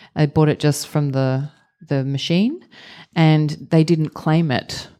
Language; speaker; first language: English; native; English